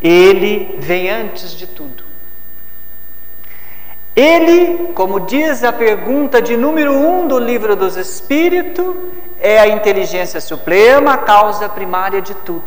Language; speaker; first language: Portuguese; native; Portuguese